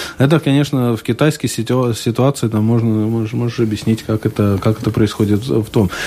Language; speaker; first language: Russian; non-native, local second language; Latvian